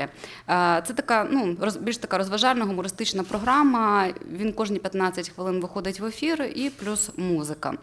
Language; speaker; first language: Ukrainian; native; Ukrainian